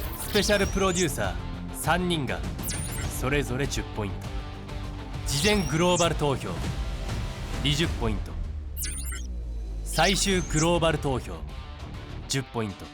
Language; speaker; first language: Japanese; native; Japanese